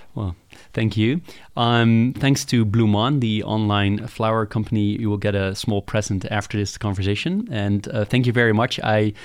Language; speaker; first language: English; non-native, fluent; Dutch